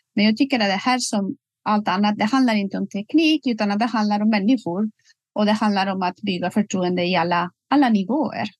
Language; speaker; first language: Swedish; non-native, fluent; Spanish